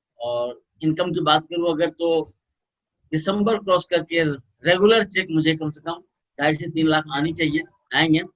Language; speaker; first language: Hindi; native; Hindi